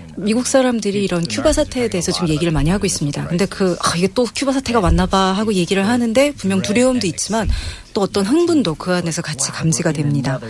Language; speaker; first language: Korean; non-native, fluent; English